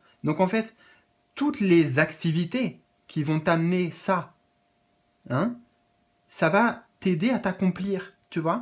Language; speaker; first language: French; native; French